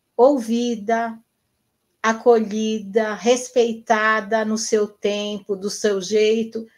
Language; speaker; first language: Portuguese; native; Portuguese